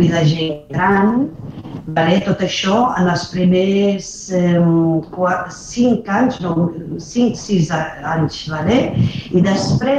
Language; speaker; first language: Catalan; non-native, fluent; Arabic